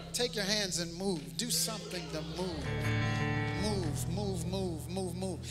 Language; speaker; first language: English; native; English